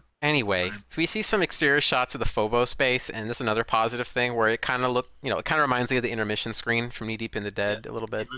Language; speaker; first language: English; native; English